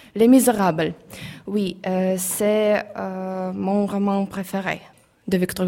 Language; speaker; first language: French; non-native, learner; Russian